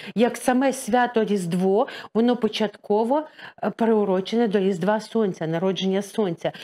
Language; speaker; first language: Ukrainian; native; Ukrainian